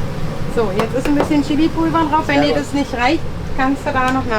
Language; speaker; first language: German; native; German